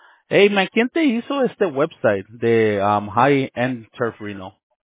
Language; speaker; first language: Spanish; early bilingual, heritage; Spanish